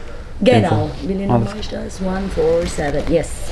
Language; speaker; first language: German; non-native, fluent; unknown